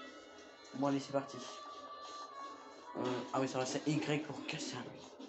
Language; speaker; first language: French; native; French